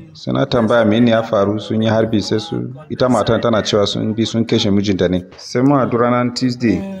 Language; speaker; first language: Hausa; non-native, local second language; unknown